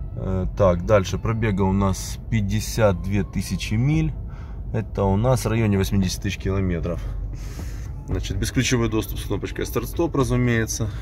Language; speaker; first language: Russian; non-native, local second language; Ukrainian